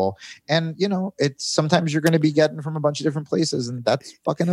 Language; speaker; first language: English; native; English